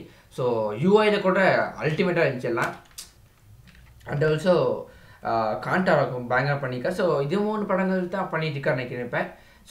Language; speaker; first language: Tamil; early bilingual, heritage; Tamil